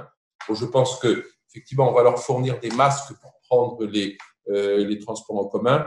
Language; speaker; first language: French; native; French